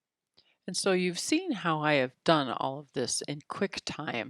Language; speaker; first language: English; native; English